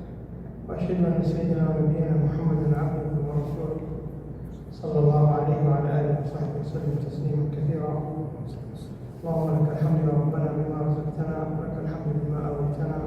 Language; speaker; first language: Arabic; native; Arabic